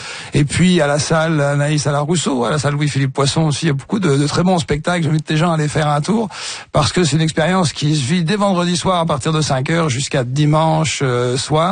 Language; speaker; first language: French; native; French